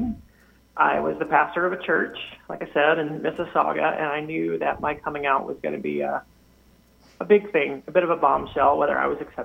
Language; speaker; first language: English; native; English